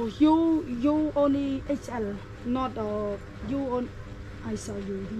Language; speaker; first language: English; non-native, learner; Khmer